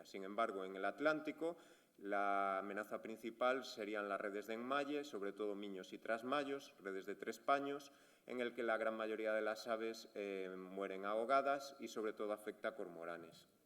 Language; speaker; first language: Spanish; native; Spanish